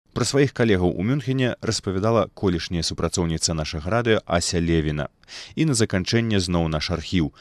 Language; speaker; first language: Belarusian; native; Belarusian